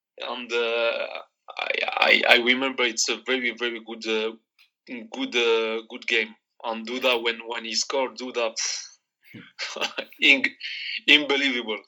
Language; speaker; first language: English; non-native, learner; Arabic